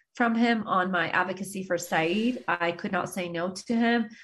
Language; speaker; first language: English; early bilingual, other home language; Persian